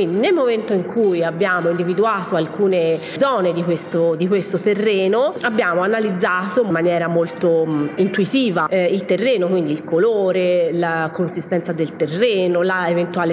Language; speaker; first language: Italian; native; Italian